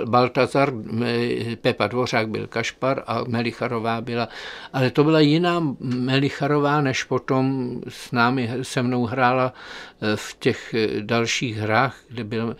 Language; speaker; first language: Czech; native; Czech